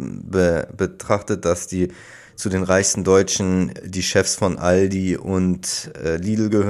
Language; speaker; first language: German; native; German